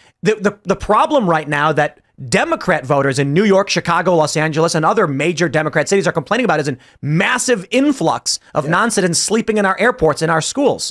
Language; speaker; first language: English; native; English